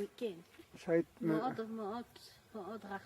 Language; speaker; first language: Hebrew; non-native, fluent; French